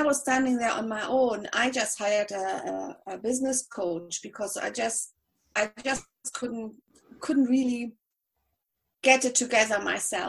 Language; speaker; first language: English; non-native, fluent; German